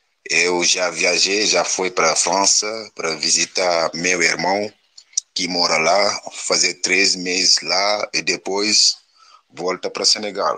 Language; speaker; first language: Portuguese; non-native, learner; Wolof